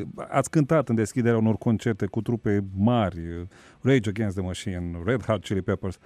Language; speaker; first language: Romanian; native; Romanian